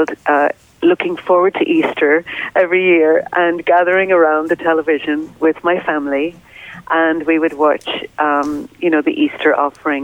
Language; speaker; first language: English; native; English